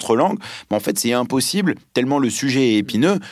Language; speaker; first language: French; early bilingual, other home language; Arabic